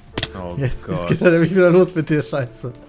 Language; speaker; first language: German; native; German